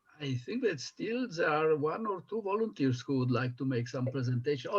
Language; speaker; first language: English; non-native, fluent; Polish